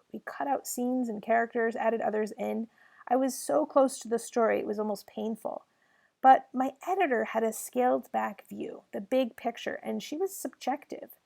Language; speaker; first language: English; native; English